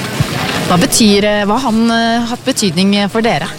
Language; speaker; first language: Norwegian; native; Norwegian